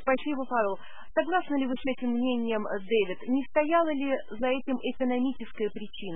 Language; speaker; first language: Russian; native; Russian